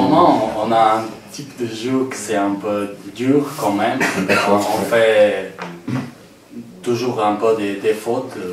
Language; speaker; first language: French; non-native, fluent; Portuguese